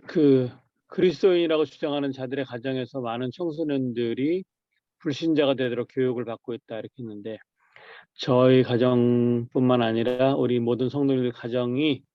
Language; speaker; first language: Korean; native; Korean